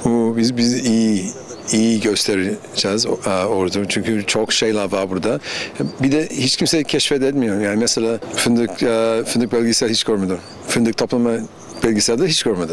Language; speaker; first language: Turkish; non-native, learner; English